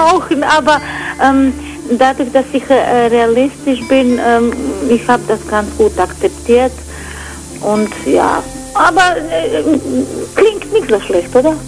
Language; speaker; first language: German; non-native, fluent; Croatian